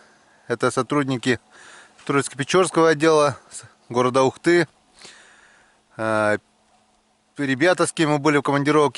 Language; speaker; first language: Russian; native; Russian